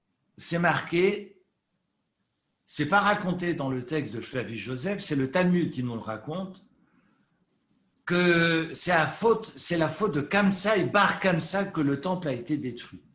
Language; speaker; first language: French; native; French